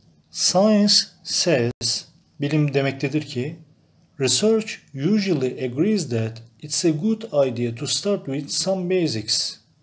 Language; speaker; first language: English; non-native, fluent; Turkish